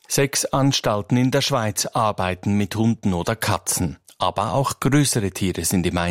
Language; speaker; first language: German; native; German